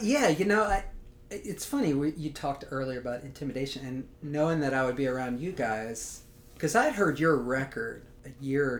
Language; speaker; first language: English; native; English